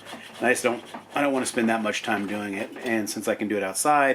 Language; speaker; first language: English; native; English